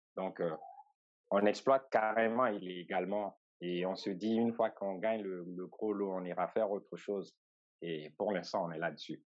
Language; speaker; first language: French; non-native, local second language; Bambara